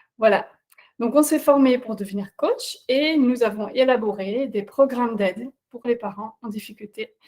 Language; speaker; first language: French; non-native, fluent; Dutch